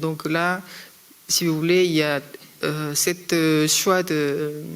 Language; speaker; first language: French; non-native, fluent; Korean